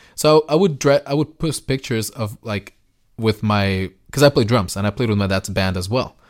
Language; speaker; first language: English; early bilingual, other home language; Spanish